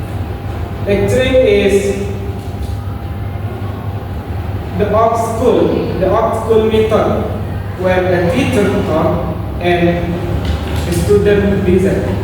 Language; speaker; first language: English; non-native, learner; Indonesian